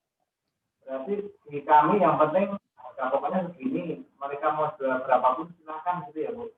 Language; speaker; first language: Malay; non-native, local second language; Javanese